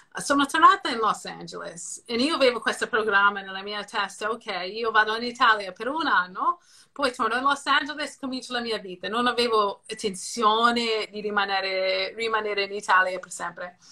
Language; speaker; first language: Italian; non-native, fluent; English